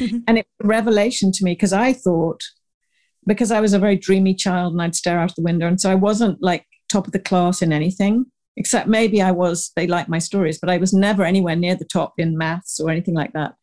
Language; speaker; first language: English; native; English